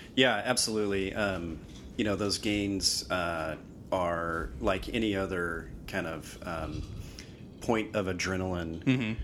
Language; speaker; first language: English; native; English